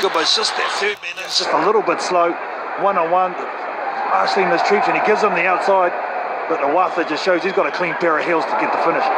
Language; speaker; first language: English; native; English